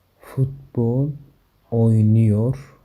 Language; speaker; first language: Turkish; non-native, fluent; Somali